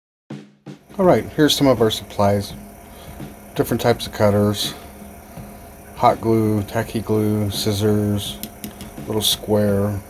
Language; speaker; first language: English; native; English